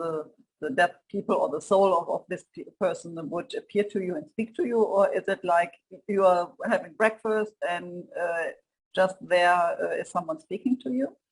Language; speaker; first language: English; non-native, fluent; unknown